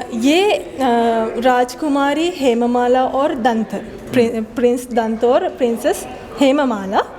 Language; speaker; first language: Hindi; non-native, fluent; Sinhala